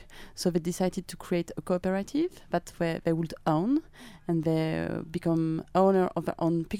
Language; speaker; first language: English; non-native, fluent; French